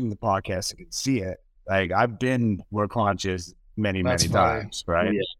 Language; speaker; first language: English; native; English